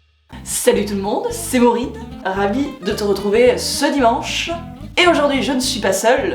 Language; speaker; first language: French; native; French